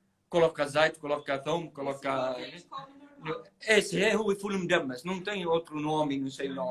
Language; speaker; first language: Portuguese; non-native, learner; Arabic